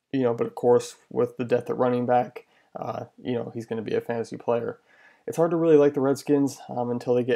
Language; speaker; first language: English; native; English